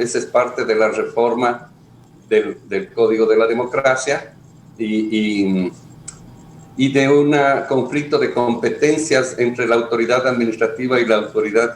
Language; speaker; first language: Spanish; native; Spanish